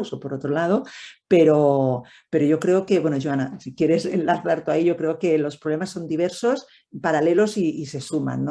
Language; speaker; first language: Spanish; native; Spanish